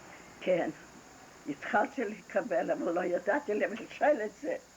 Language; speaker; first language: Hebrew; non-native, fluent; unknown